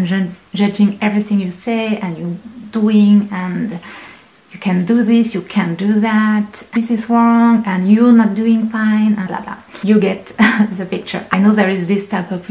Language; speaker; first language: English; non-native, fluent; French